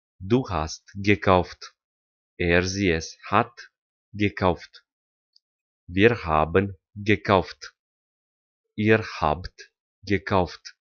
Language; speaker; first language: German; non-native, fluent; Romanian